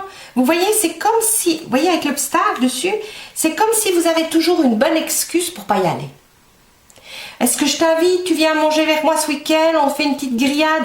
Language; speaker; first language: French; native; French